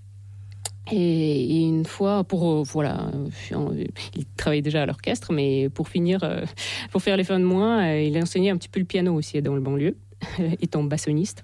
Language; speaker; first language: French; non-native, fluent; Russian